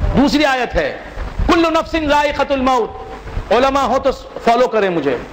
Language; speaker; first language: Urdu; native; Urdu